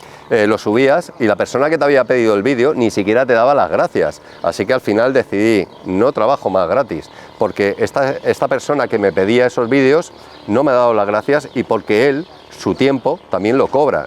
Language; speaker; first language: Spanish; native; Spanish